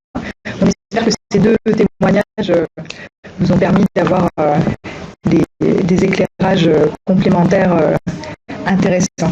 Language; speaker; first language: French; native; French